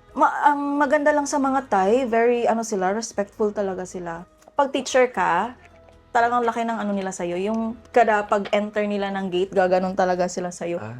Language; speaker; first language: Filipino; native; Filipino